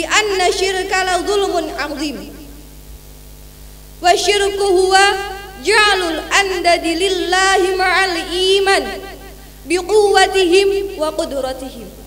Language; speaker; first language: Arabic; non-native, learner; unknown